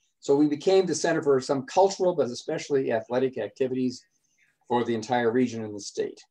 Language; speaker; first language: English; native; English